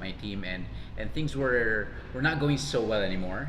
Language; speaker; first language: English; non-native, local second language; Cebuano